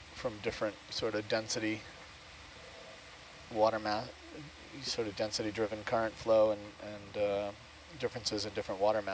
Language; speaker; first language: English; native; English